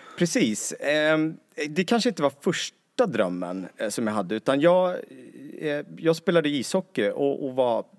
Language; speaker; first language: Swedish; native; Swedish